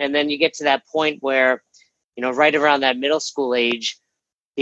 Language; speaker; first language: English; native; English